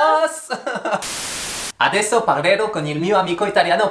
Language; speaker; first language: Italian; non-native, learner; French